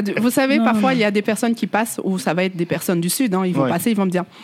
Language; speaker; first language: French; native; French